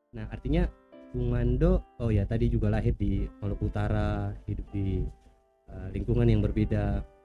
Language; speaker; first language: Indonesian; native; Indonesian